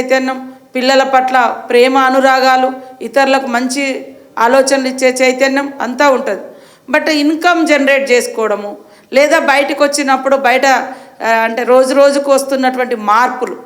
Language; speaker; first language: Telugu; native; Telugu